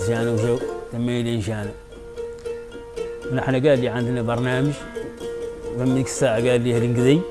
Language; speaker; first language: Arabic; native; Arabic